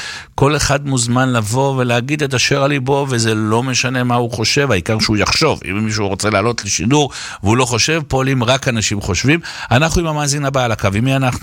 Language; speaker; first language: Hebrew; native; Hebrew